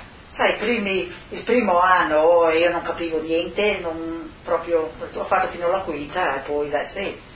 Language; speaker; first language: Italian; early bilingual, other home language; English